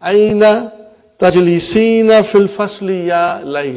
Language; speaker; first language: Arabic; non-native, fluent; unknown